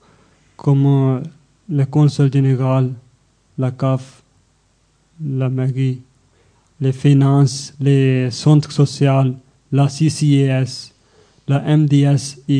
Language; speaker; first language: French; non-native, learner; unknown